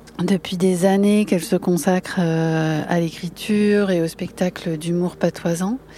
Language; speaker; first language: French; native; French